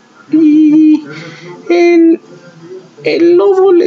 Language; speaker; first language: Spanish; native; Spanish